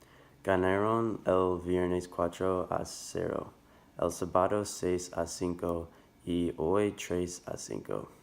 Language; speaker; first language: Spanish; non-native, learner; English